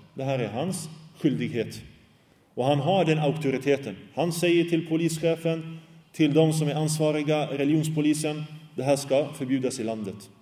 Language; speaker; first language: Swedish; early bilingual, other home language; Arabic